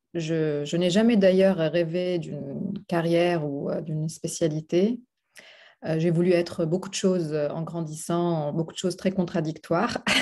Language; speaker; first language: French; non-native, local second language; Arabic